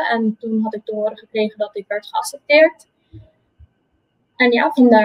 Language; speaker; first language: Dutch; non-native, local second language; Papiamento